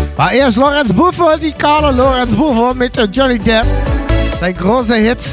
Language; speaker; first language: German; non-native, learner; Dutch